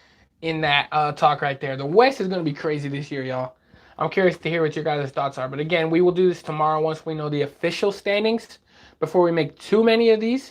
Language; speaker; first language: English; native; English